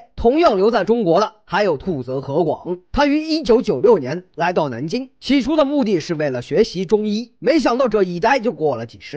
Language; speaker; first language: Chinese; native; Chinese